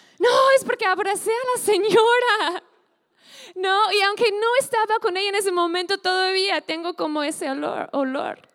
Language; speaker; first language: Spanish; non-native, fluent; English